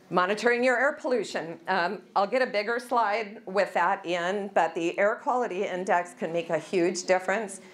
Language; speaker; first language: English; native; English